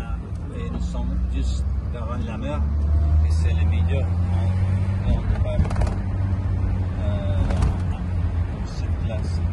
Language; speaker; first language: French; non-native, learner; Spanish